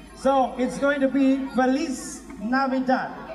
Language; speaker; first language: English; non-native, local second language; Sinhala